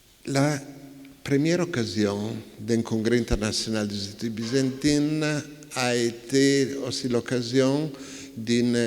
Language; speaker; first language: French; non-native, fluent; Italian